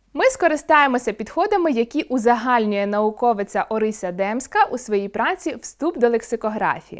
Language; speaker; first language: Ukrainian; native; Ukrainian